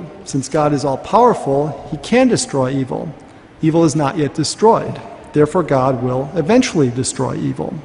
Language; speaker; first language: English; native; English